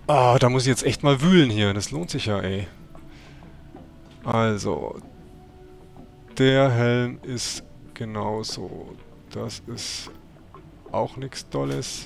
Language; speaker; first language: German; native; German